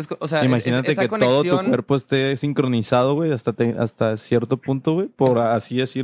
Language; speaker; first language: Spanish; native; Spanish